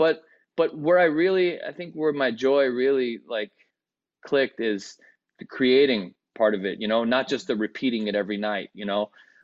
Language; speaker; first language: English; early bilingual, other home language; Greek